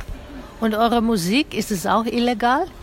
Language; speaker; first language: German; non-native, fluent; Finnish